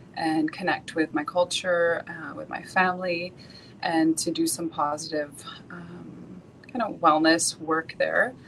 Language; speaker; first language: English; native; English